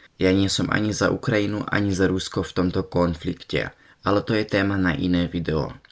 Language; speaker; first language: Slovak; early bilingual, heritage; Slovak